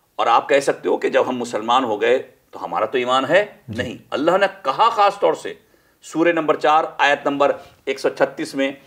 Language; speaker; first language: Urdu; native; Urdu